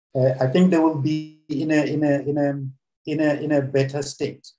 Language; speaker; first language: English; non-native, local second language; Venda